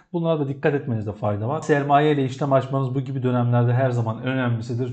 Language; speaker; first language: Turkish; native; Turkish